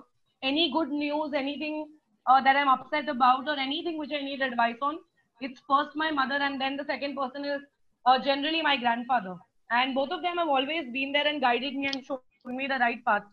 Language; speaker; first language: English; non-native, local second language; Hindi